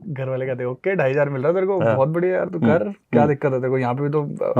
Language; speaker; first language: Hindi; native; Hindi